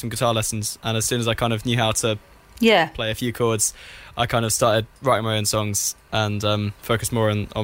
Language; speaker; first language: English; native; English